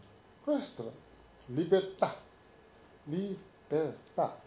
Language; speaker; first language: Italian; non-native, learner; Tibetan